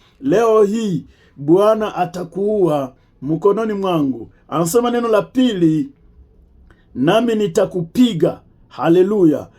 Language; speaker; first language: Swahili; native; Swahili